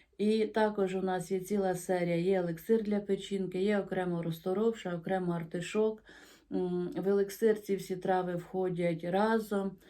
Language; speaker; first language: Ukrainian; non-native, local second language; Russian